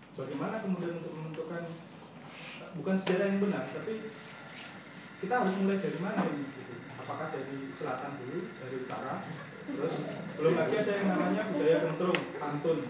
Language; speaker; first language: Indonesian; native; Indonesian